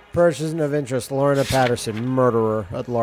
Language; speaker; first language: English; native; English